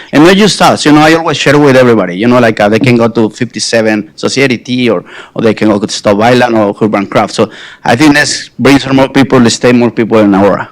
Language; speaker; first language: English; non-native, fluent; Spanish